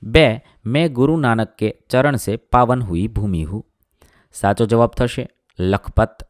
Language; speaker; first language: Hindi; non-native, local second language; Gujarati